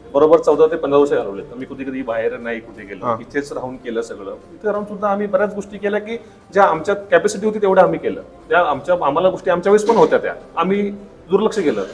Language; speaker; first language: Marathi; native; Marathi